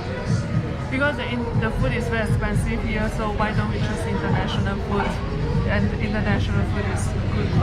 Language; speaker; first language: English; non-native, fluent; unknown